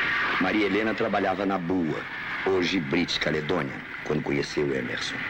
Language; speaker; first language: Portuguese; native; Portuguese